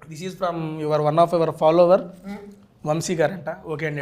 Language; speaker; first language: Telugu; native; Telugu